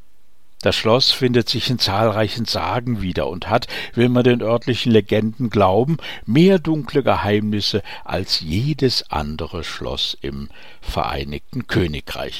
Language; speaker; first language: German; native; German